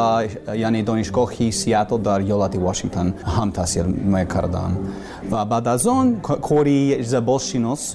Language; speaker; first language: Persian; non-native, learner; English